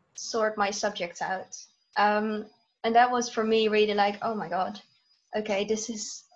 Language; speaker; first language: English; non-native, fluent; Dutch